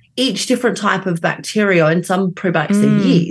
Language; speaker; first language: English; native; English